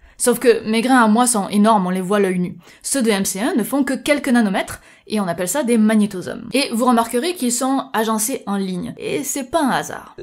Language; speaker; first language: French; native; French